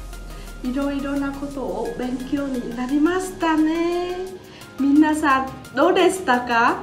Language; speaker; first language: Japanese; non-native, learner; Vietnamese